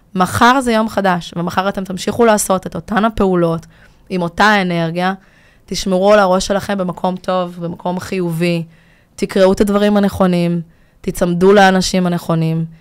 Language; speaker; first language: Hebrew; early bilingual, other home language; Russian